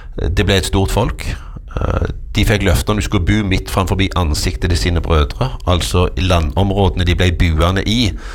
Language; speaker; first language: Norwegian; native; Norwegian